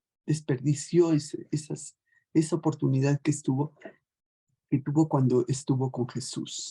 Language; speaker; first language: Spanish; native; Spanish